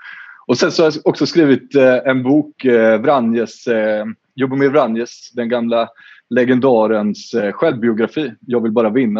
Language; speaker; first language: Swedish; native; Swedish